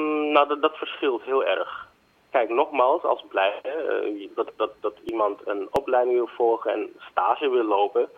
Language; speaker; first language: Dutch; native; Dutch